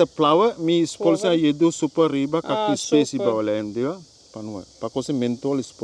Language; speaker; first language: Russian; non-native, learner; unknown